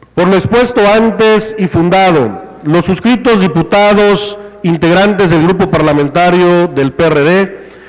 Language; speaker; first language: Spanish; native; Spanish